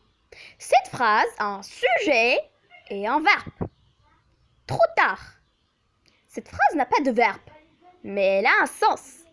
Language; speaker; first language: French; non-native, local second language; Arabic